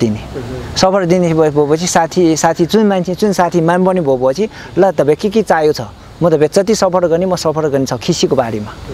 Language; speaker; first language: Nepali; non-native, learner; Chinese